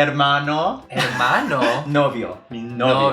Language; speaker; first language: Spanish; non-native, learner; English